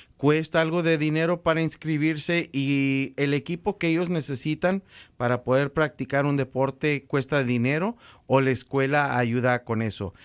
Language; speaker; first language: Spanish; native; Spanish